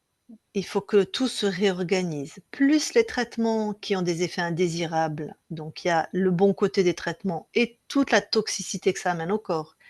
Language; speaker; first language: French; native; French